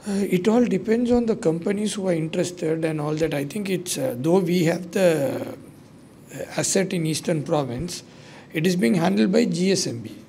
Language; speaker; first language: English; non-native, local second language; Sinhala